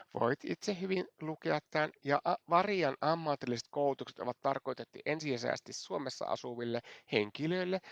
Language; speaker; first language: Finnish; non-native, fluent; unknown